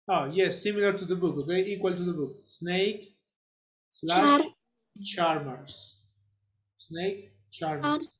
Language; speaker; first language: English; non-native, fluent; Spanish